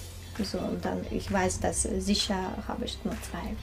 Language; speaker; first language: German; non-native, learner; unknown